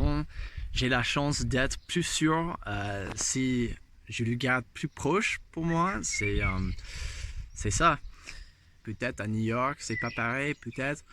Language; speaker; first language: French; non-native, fluent; English